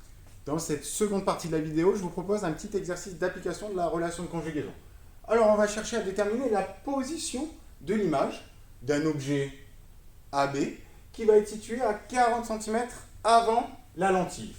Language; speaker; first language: French; native; French